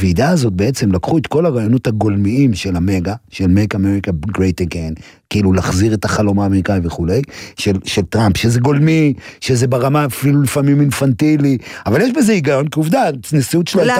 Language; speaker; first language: Hebrew; native; Hebrew